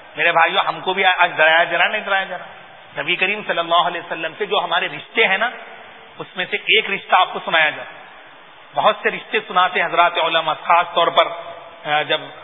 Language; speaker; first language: Urdu; native; Urdu